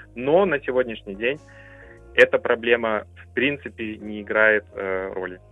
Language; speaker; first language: Russian; non-native, local second language; German